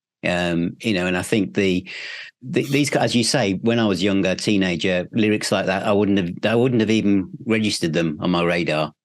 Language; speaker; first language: English; native; English